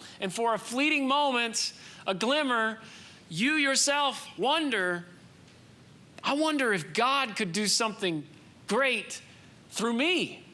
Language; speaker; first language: English; native; English